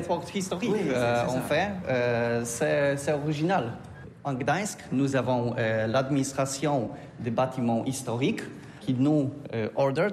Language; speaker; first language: French; non-native, learner; Polish